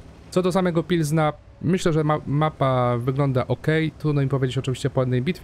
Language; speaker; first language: Polish; native; Polish